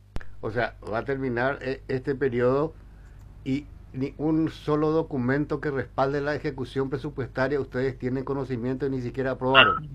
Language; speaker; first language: Spanish; native; Spanish